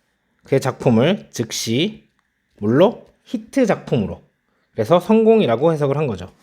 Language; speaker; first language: Korean; native; Korean